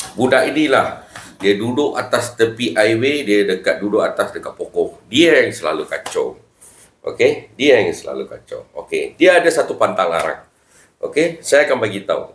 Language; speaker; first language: Malay; non-native, local second language; Tamil